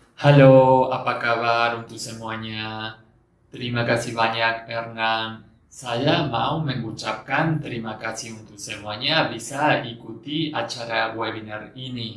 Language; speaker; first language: Indonesian; non-native, fluent; Spanish